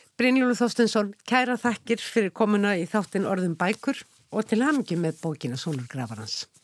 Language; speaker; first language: Icelandic; native; Icelandic